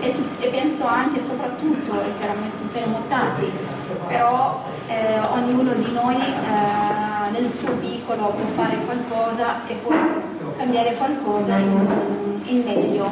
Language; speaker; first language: Italian; non-native, fluent; Kurdish